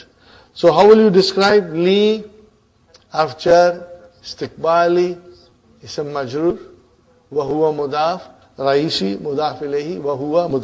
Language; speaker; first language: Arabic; non-native, fluent; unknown